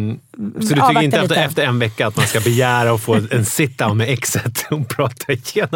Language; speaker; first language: Swedish; native; Swedish